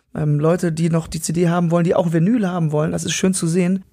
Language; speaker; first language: German; native; German